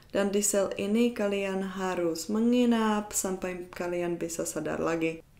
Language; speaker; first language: Indonesian; non-native, fluent; Czech